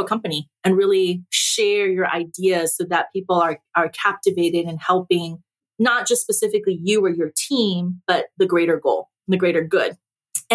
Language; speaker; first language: English; early bilingual, other home language; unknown